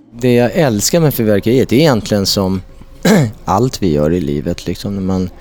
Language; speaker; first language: Swedish; native; Swedish